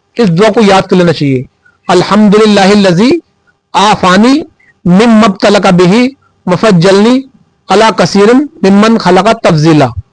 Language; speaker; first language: Urdu; native; Urdu